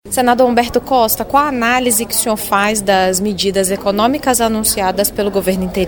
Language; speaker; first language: Portuguese; native; Portuguese